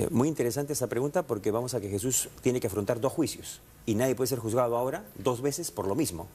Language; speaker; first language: Spanish; native; Spanish